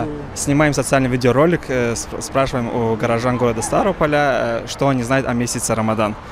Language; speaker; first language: Russian; native; Russian